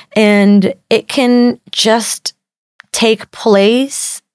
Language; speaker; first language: English; non-native, fluent; Spanish